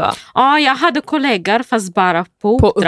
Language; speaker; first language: Swedish; non-native, fluent; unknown